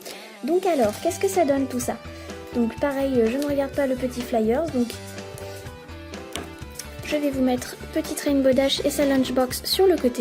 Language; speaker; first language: French; native; French